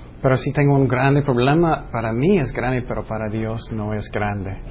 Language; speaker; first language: Spanish; non-native, fluent; English